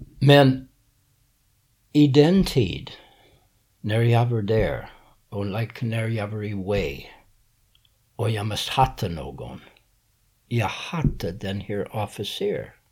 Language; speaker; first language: Swedish; non-native, fluent; English